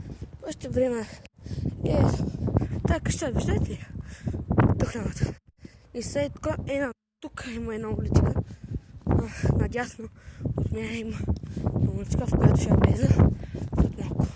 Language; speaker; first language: Bulgarian; native; Bulgarian